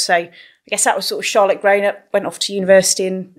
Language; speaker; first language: English; native; English